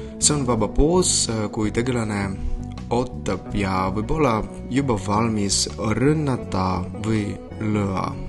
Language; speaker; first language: Estonian; non-native, learner; Belarusian